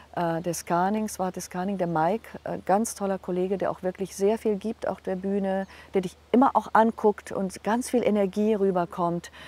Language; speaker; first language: German; non-native, local second language; Hungarian